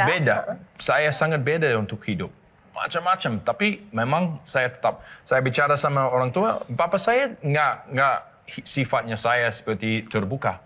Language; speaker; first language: Indonesian; non-native, learner; English